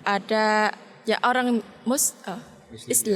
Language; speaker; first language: Indonesian; non-native, learner; Vietnamese